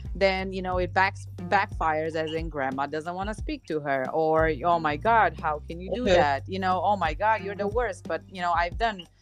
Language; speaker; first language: English; non-native, fluent; Slovenian